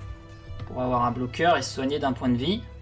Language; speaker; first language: French; native; French